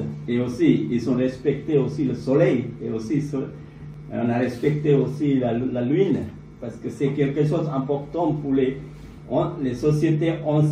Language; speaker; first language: French; non-native, learner; Sinhala